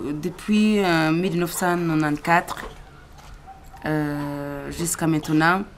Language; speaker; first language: French; non-native, learner; Kinyarwanda